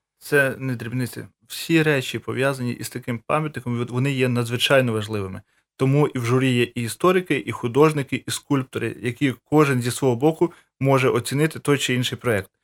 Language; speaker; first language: Ukrainian; native; Ukrainian